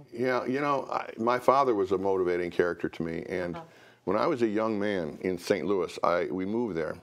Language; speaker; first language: English; native; English